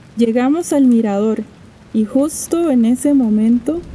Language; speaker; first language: Spanish; native; Spanish